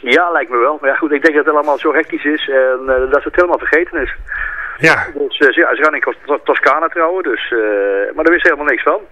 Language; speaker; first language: Dutch; native; Dutch